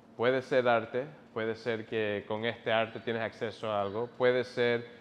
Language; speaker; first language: Spanish; early bilingual, heritage; Spanish